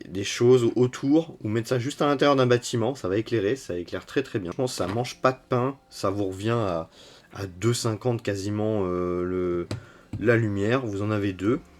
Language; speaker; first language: French; native; French